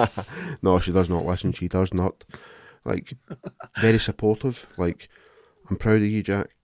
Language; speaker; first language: English; native; English